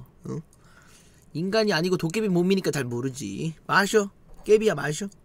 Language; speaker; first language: Korean; native; Korean